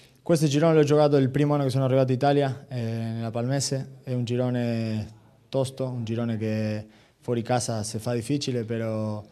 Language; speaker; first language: Italian; non-native, fluent; Spanish